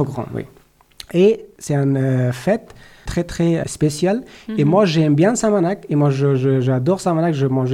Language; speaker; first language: French; non-native, learner; Persian